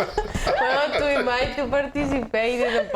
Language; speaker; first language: English; non-native, learner; Spanish